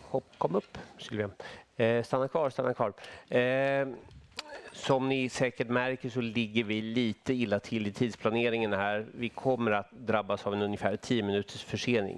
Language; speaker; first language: Swedish; native; Swedish